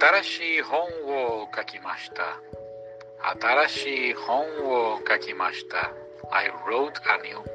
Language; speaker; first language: Japanese; non-native, learner; English